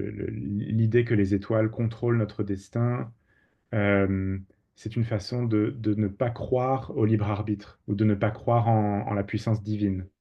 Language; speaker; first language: French; native; French